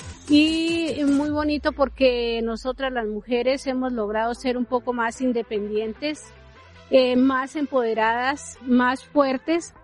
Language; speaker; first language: Spanish; native; Spanish